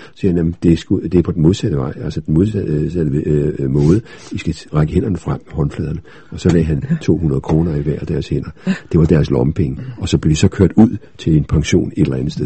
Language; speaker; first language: Danish; native; Danish